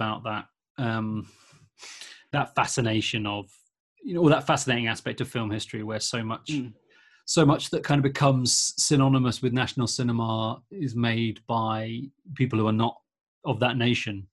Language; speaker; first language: English; native; English